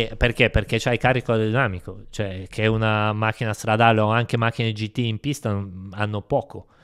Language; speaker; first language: Italian; non-native, fluent; Polish